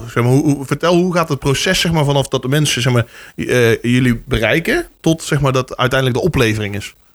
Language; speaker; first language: Dutch; native; Dutch